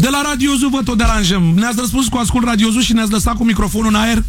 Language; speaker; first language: Romanian; native; Romanian